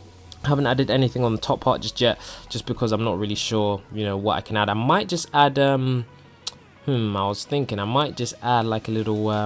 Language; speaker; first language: English; native; English